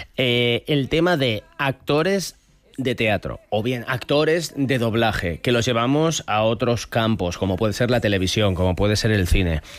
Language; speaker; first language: Spanish; native; Spanish